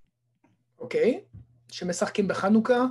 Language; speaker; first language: Hebrew; non-native, fluent; French